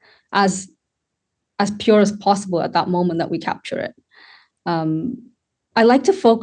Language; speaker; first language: English; non-native, local second language; Tamil